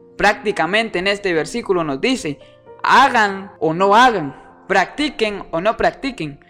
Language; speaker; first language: Spanish; native; Spanish